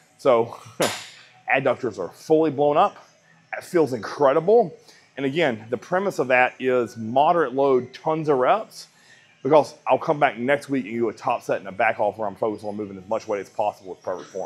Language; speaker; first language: English; native; English